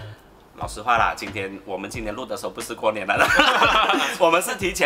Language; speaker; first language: Chinese; native; Chinese